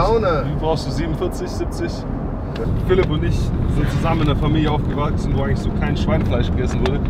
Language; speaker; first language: German; native; German